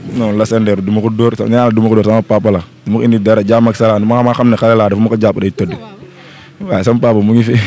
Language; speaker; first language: Wolof; native; Wolof